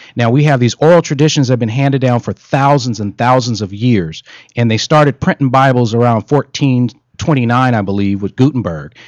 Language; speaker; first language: English; native; English